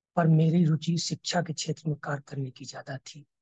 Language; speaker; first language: Hindi; native; Hindi